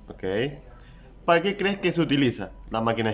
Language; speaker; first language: Spanish; native; Spanish